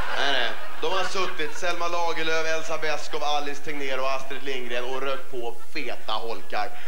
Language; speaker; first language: Swedish; early bilingual, other home language; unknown